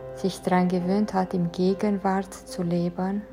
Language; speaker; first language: German; non-native, fluent; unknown